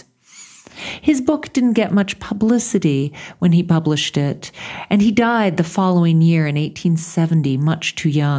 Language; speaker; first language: English; native; English